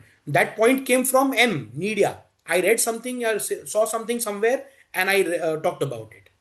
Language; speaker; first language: English; non-native, local second language; Hindi